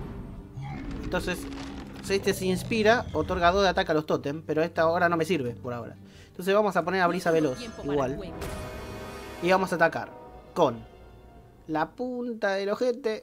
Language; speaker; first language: Spanish; native; Spanish